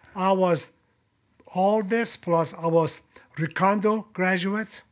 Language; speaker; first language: English; non-native, fluent; Persian